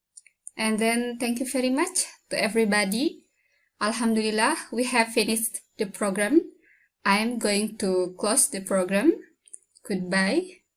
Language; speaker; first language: English; non-native, learner; Indonesian